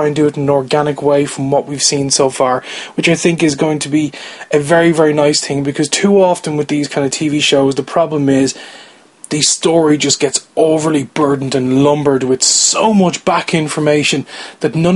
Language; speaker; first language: English; native; English